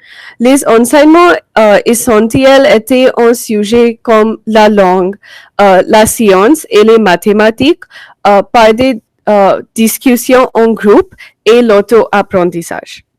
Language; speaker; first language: French; non-native, learner; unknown